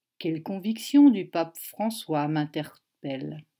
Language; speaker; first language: French; native; French